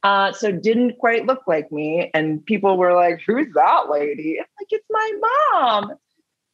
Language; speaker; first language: English; native; English